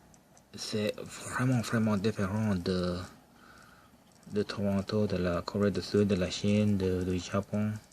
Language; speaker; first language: French; non-native, local second language; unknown